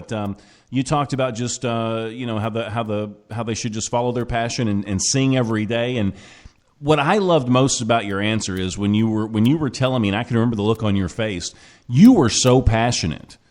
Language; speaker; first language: English; native; English